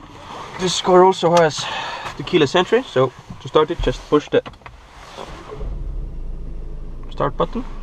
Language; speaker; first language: English; non-native, fluent; Estonian